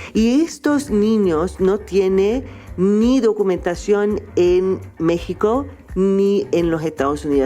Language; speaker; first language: Spanish; non-native, fluent; English